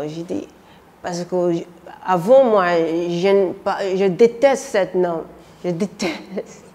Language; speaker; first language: French; non-native, learner; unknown